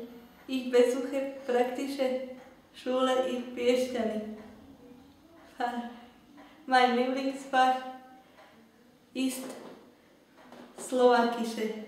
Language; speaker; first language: German; non-native, learner; Slovak